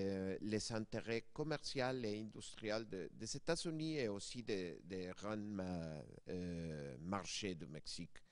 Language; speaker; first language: French; non-native, fluent; Spanish